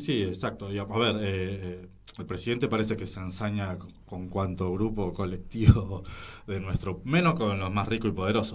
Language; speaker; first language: Spanish; native; Spanish